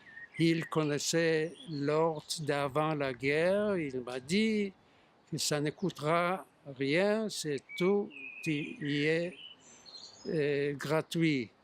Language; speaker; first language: French; non-native, fluent; Yiddish